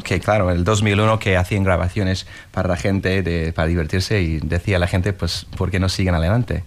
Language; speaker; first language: Spanish; native; Spanish